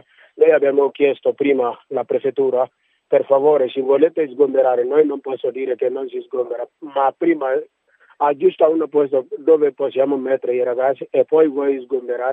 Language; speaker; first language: Italian; non-native, learner; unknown